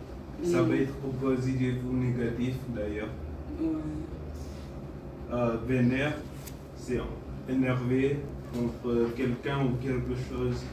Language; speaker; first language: French; non-native, fluent; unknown